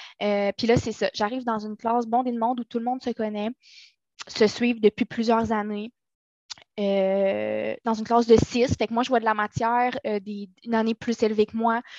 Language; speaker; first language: French; native; French